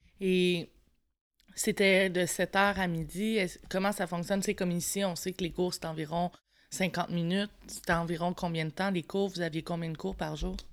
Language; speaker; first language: French; native; French